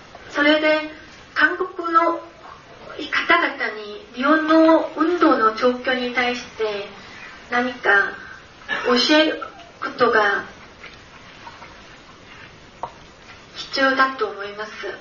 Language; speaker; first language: Japanese; non-native, fluent; Korean